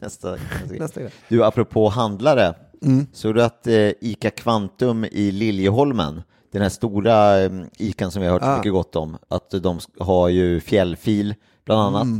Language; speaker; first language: Swedish; native; Swedish